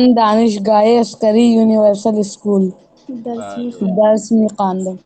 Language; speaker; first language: Persian; non-native, learner; Urdu